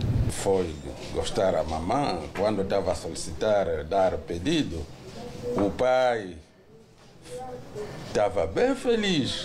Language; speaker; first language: Portuguese; non-native, local second language; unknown